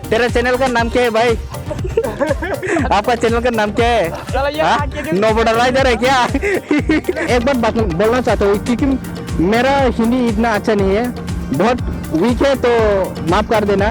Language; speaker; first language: Hindi; non-native, local second language; Kok Borok